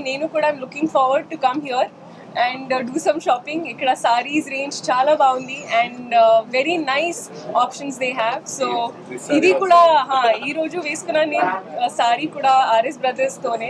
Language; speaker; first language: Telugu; non-native, fluent; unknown